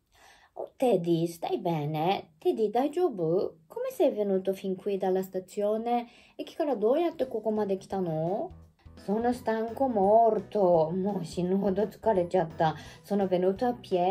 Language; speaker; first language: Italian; non-native, fluent; Japanese